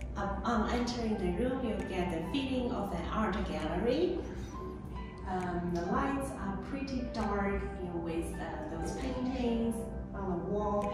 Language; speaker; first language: English; non-native, fluent; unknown